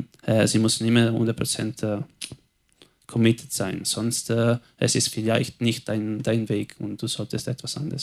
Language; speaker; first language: German; non-native, local second language; Italian